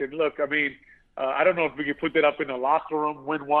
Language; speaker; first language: English; native; English